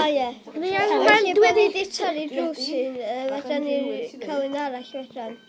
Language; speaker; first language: Welsh; native; Welsh